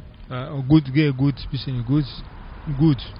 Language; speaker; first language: German; non-native, learner; Lingala